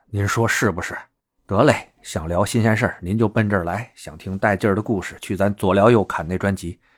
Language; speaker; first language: Chinese; native; Chinese